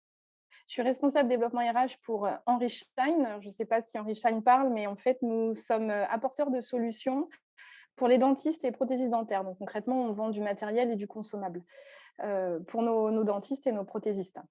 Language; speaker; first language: French; native; French